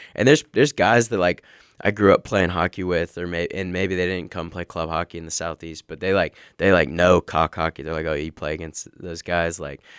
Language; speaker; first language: English; native; English